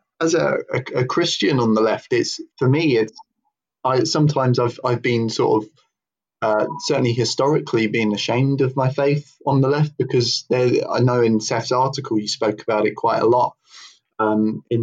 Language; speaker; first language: English; native; English